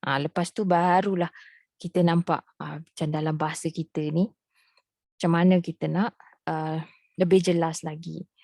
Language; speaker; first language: Malay; native; Malay